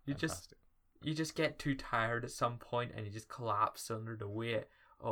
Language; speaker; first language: English; native; English